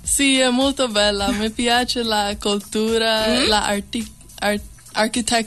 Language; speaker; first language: Italian; non-native, learner; English